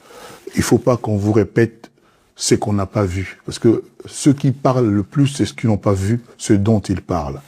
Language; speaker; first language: French; non-native, local second language; Lingala